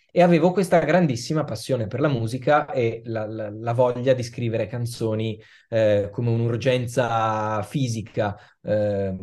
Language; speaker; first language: Italian; native; Italian